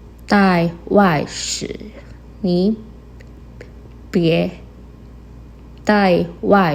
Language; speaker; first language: Chinese; non-native, fluent; Indonesian